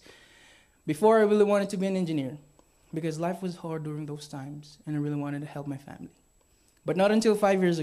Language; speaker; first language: English; non-native, local second language; Filipino